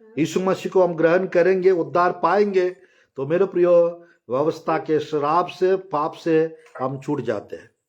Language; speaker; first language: Hindi; non-native, local second language; Telugu